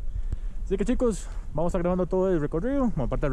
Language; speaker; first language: Spanish; native; Spanish